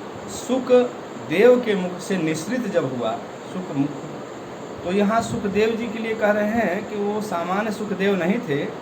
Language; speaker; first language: Hindi; native; Hindi